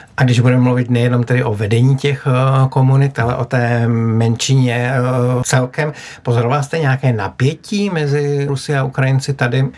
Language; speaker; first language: Czech; native; Czech